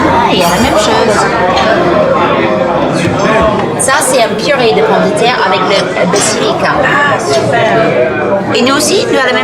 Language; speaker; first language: French; non-native, fluent; English